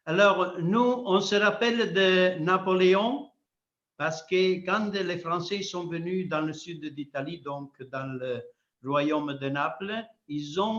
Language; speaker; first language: French; non-native, fluent; Italian